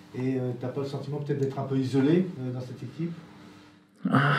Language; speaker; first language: French; native; French